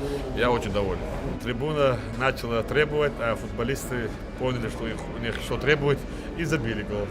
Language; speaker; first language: Russian; non-native, local second language; Chechen